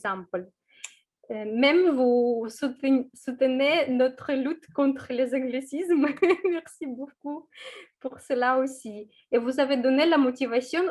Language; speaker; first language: French; non-native, fluent; Russian